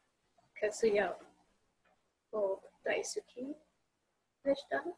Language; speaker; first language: Japanese; non-native, learner; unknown